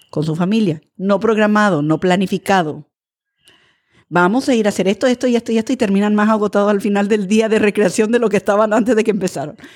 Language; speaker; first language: Spanish; early bilingual, other home language; English